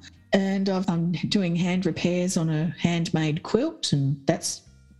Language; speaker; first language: English; native; English